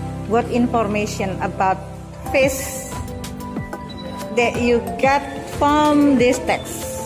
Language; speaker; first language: English; non-native, fluent; Indonesian